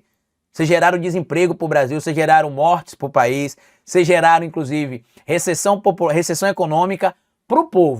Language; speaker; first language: Portuguese; native; Portuguese